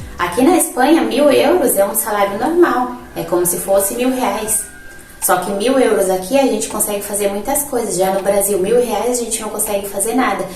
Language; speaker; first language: Portuguese; native; Portuguese